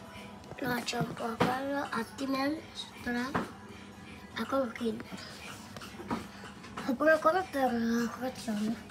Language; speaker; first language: Italian; non-native, learner; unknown